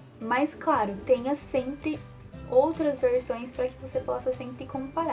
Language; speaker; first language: Portuguese; native; Portuguese